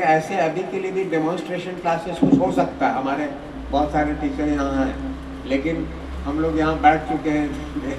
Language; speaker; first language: Hindi; native; Hindi